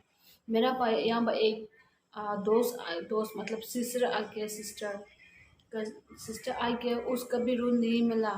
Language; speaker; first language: Hindi; non-native, learner; Tibetan